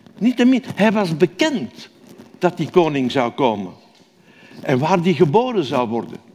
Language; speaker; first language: Dutch; native; Dutch